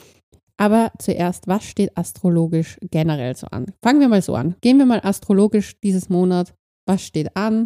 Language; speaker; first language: German; native; German